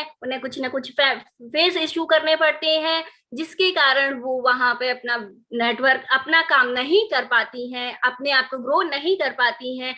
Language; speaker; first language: Hindi; native; Hindi